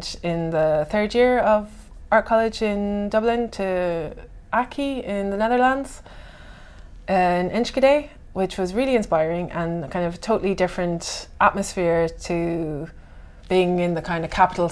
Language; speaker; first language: English; native; English